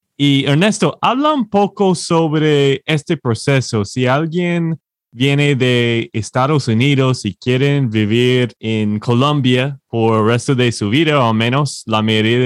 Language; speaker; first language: Spanish; non-native, fluent; English